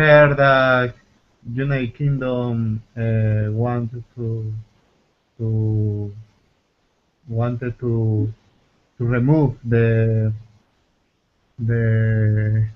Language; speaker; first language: English; non-native, learner; Spanish